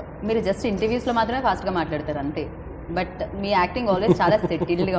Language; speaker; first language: Telugu; native; Telugu